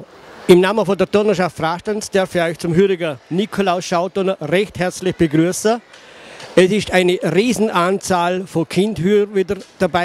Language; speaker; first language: German; native; German